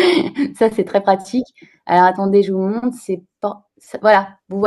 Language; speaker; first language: French; native; French